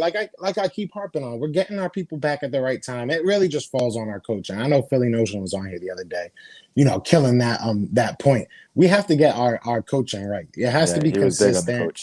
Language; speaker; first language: English; native; English